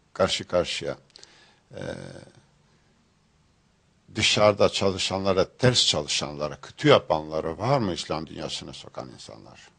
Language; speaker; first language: Turkish; non-native, fluent; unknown